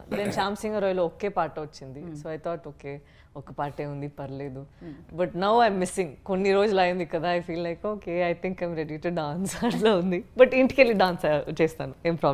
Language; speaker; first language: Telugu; non-native, fluent; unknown